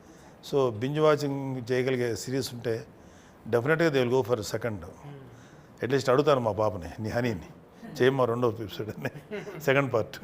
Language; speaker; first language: Telugu; native; Telugu